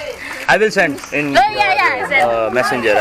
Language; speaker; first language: English; non-native, learner; Hindi